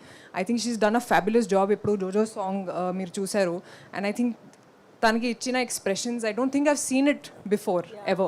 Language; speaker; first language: Telugu; non-native, fluent; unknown